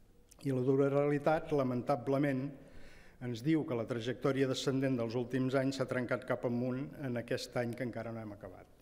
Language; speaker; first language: Catalan; native; Catalan